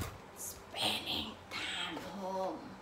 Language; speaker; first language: English; non-native, learner; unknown